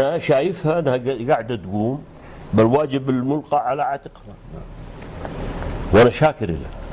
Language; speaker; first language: Arabic; native; Arabic